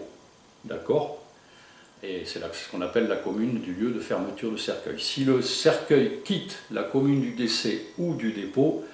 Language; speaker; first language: French; native; French